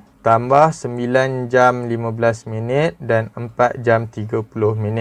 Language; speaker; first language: Malay; native; Malay